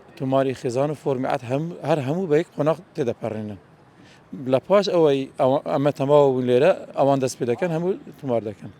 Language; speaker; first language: Central Kurdish; native; Central Kurdish